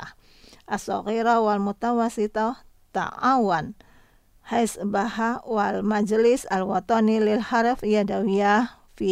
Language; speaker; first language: Arabic; non-native, fluent; Indonesian